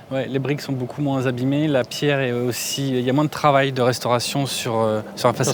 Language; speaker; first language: French; native; French